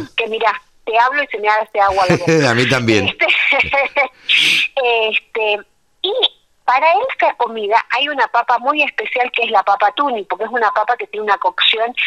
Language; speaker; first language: Spanish; native; Spanish